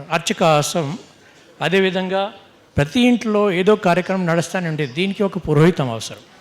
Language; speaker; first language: Telugu; non-native, local second language; Hindi